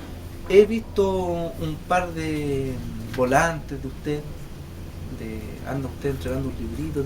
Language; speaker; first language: Spanish; native; Spanish